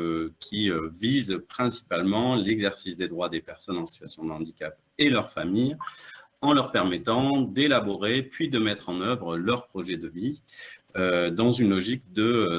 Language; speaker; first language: French; native; French